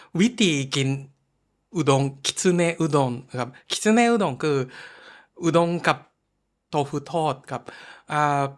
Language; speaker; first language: Thai; non-native, fluent; Japanese